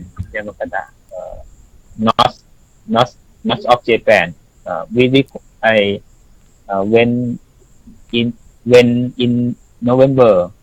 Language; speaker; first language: English; non-native, learner; Thai